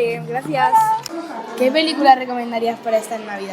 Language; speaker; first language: Spanish; native; Spanish